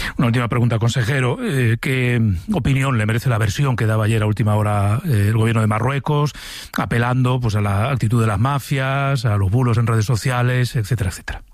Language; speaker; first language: Spanish; native; Spanish